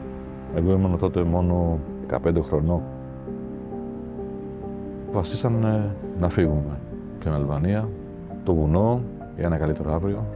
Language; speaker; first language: Greek; non-native, fluent; Albanian